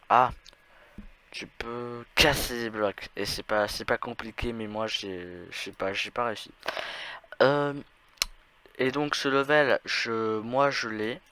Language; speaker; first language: French; native; French